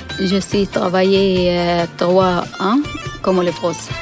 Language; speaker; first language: French; non-native, learner; Arabic